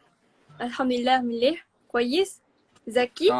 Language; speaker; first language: Arabic; non-native, learner; Malay